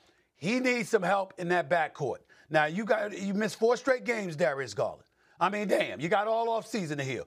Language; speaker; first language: English; native; English